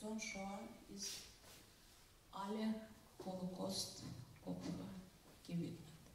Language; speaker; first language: German; non-native, fluent; Russian